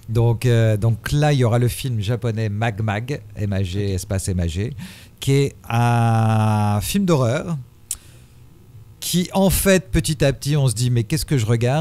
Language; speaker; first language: French; native; French